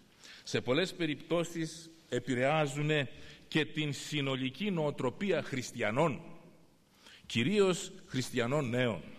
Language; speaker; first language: Greek; native; Greek